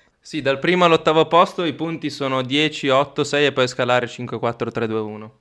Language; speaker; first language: Italian; native; Italian